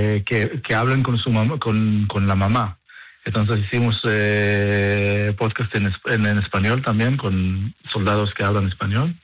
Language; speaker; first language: Spanish; non-native, learner; Hebrew